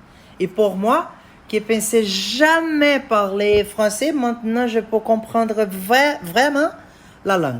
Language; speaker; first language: French; non-native, fluent; Portuguese